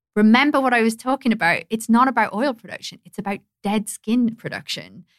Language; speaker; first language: English; native; English